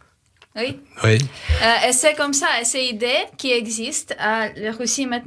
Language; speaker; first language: French; non-native, learner; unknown